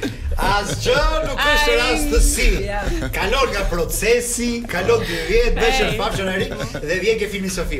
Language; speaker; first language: Albanian; native; Albanian